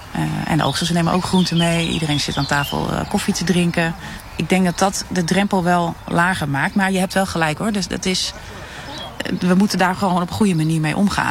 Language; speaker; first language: Dutch; native; Dutch